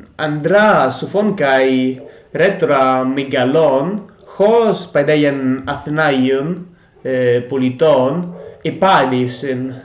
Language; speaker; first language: Greek; non-native, learner; Italian